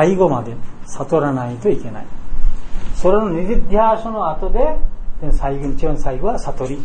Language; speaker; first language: Japanese; non-native, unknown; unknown